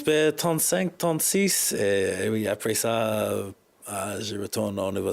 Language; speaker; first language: French; non-native, learner; English